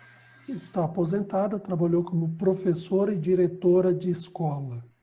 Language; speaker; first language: Portuguese; native; Portuguese